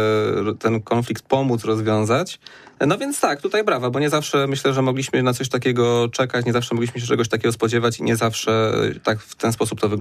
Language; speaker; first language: Polish; native; Polish